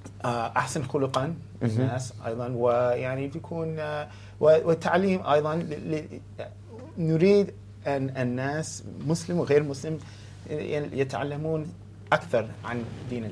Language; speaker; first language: Arabic; non-native, learner; English